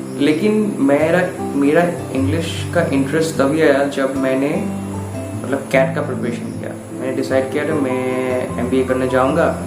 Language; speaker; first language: Hindi; non-native, local second language; Assamese